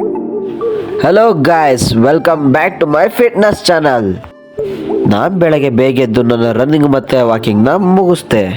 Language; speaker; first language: Kannada; native; Kannada